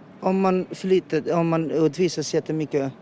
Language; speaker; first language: Swedish; non-native, learner; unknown